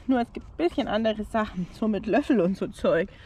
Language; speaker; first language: German; native; German